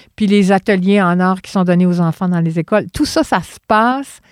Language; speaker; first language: French; native; French